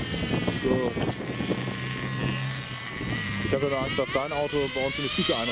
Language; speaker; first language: German; native; German